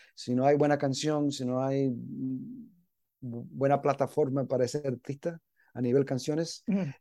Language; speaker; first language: Spanish; early bilingual, heritage; Spanish